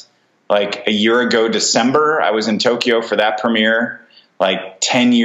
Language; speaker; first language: English; native; English